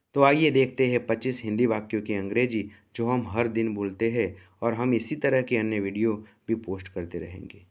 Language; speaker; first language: Hindi; non-native, local second language; Gujarati